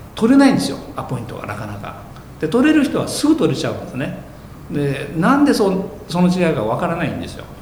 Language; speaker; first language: Japanese; native; Japanese